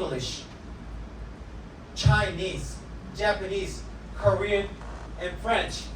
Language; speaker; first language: English; non-native, fluent; Korean